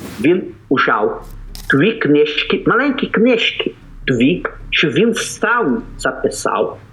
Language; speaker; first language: Ukrainian; early bilingual, heritage; Portuguese